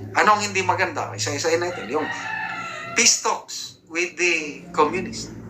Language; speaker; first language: Filipino; native; Filipino